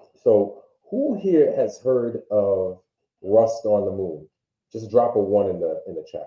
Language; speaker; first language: English; native; English